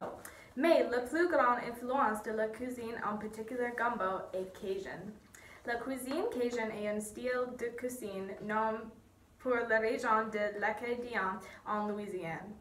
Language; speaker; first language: French; non-native, learner; English